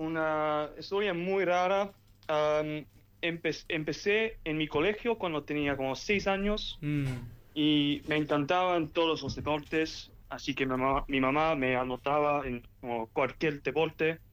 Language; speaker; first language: Spanish; early bilingual, heritage; English